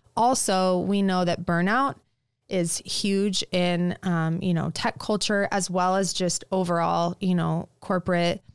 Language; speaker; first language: English; native; English